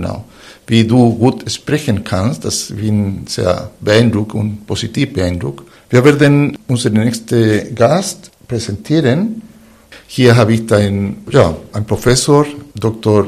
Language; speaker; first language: German; non-native, fluent; Spanish